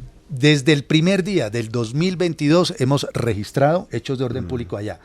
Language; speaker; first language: Spanish; native; Spanish